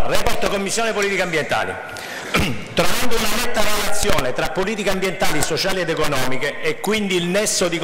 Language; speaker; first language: Italian; native; Italian